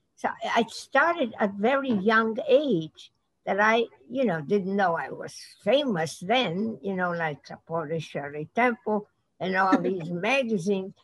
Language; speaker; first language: English; non-native, fluent; Polish